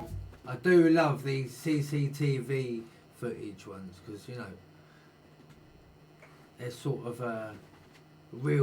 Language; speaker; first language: English; native; English